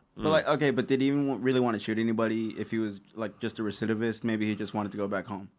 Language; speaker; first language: English; early bilingual, other home language; Spanish